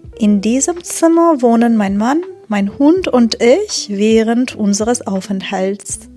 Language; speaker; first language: German; non-native, fluent; Persian